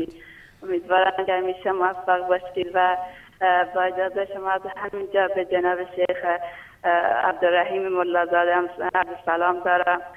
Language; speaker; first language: Persian; non-native, local second language; Baluchi